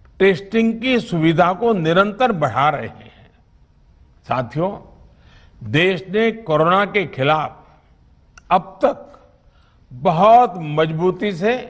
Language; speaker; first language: Hindi; non-native, local second language; Gujarati